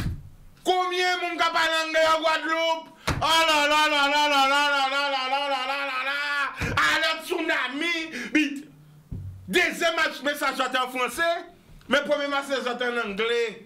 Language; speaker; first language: French; non-native, local second language; Guadeloupean Creole French